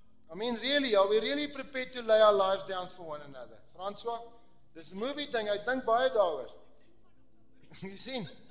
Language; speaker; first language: English; non-native, local second language; Afrikaans